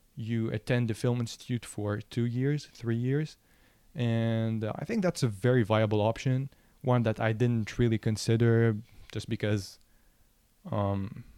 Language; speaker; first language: English; non-native, fluent; Arabic